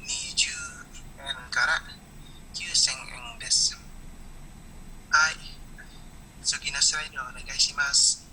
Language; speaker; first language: Japanese; non-native, learner; Indonesian